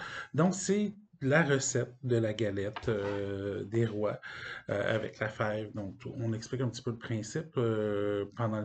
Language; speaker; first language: French; native; French